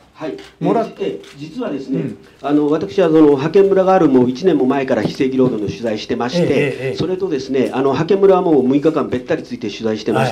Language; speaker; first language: Japanese; native; Japanese